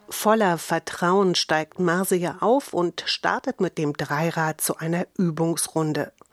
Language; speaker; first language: German; native; German